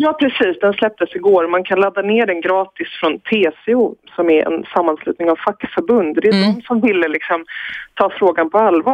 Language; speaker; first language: Swedish; native; Swedish